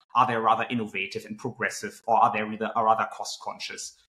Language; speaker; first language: English; non-native, fluent; German